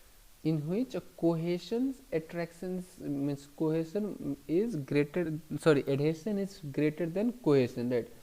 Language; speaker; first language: English; non-native, local second language; Hindi